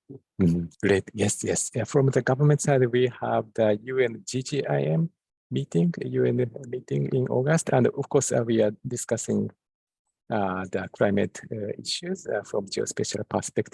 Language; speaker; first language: English; non-native, fluent; Japanese